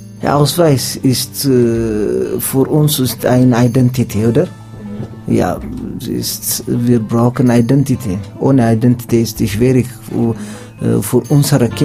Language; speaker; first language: German; non-native, learner; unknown